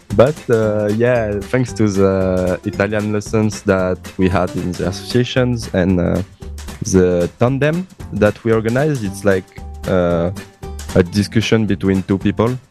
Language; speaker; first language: English; non-native, fluent; French